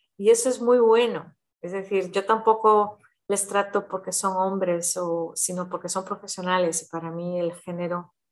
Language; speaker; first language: Spanish; early bilingual, heritage; Spanish